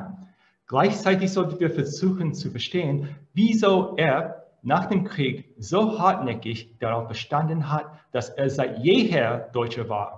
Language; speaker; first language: German; non-native, fluent; English